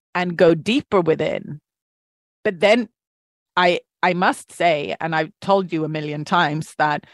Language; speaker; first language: English; non-native, fluent; Swedish